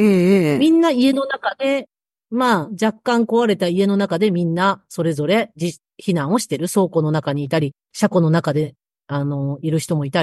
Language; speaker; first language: Japanese; native; Japanese